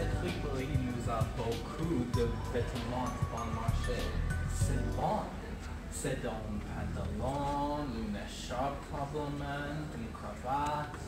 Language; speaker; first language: French; non-native, learner; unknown